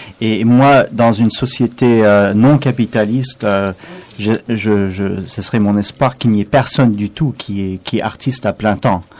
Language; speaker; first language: French; non-native, fluent; German